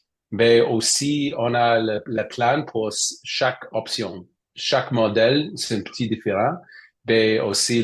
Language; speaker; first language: French; non-native, learner; English